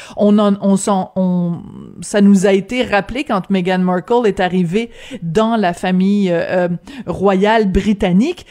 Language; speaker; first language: French; native; French